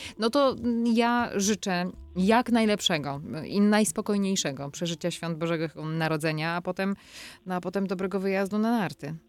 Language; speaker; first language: Polish; native; Polish